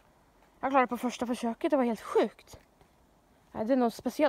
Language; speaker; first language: Swedish; native; Swedish